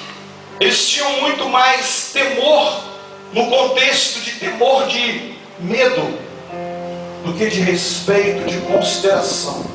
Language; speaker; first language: Portuguese; native; Portuguese